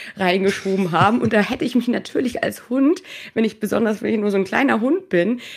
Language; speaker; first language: German; native; German